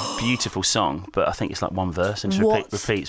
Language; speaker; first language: English; native; English